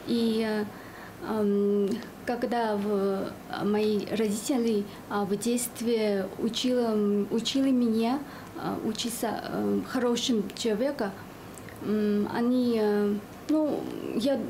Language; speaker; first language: Russian; non-native, fluent; Vietnamese